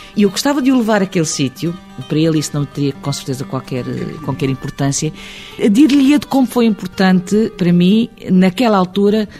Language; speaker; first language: Portuguese; early bilingual, heritage; Portuguese